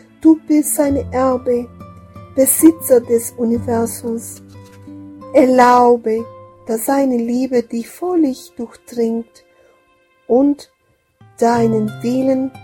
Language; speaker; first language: German; non-native, learner; Portuguese